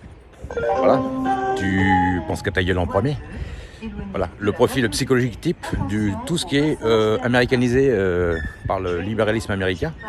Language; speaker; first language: French; native; French